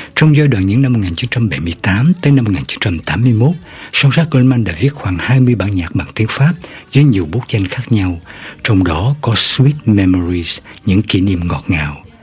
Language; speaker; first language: Vietnamese; native; Vietnamese